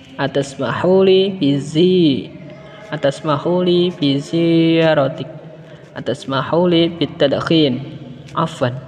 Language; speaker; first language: Arabic; non-native, learner; Indonesian